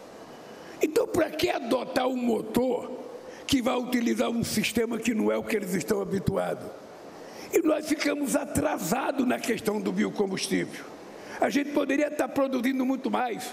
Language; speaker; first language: Portuguese; native; Portuguese